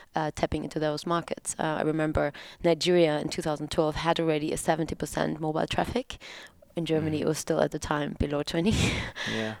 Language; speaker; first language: English; non-native, fluent; German